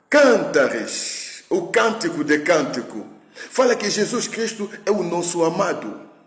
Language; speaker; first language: Portuguese; non-native, fluent; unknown